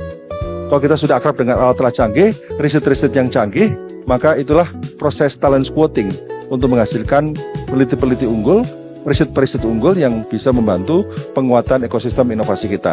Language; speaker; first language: Indonesian; native; Indonesian